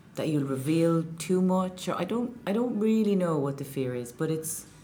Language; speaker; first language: English; native; English